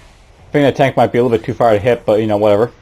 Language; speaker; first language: English; native; English